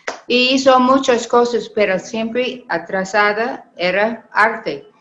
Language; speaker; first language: Spanish; non-native, learner; English